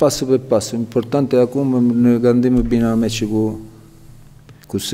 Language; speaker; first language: Romanian; non-native, learner; Italian